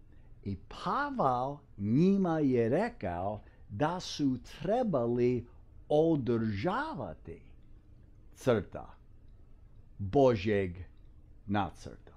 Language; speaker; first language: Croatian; early bilingual, heritage; English